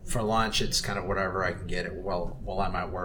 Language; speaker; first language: English; native; English